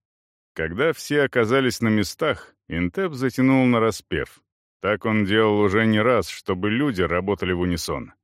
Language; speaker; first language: Russian; native; Russian